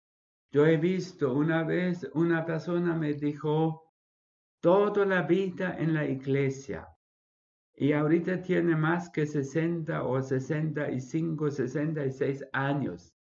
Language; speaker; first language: Spanish; non-native, fluent; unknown